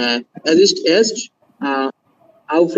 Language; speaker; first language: German; non-native, learner; Bangla